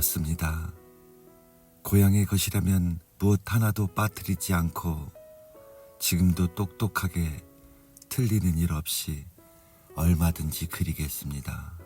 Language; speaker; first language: Korean; native; Korean